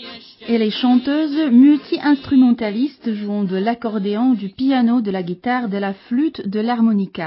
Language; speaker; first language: French; native; French